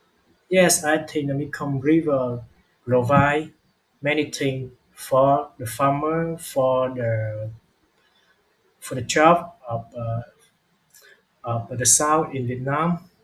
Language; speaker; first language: English; non-native, learner; Vietnamese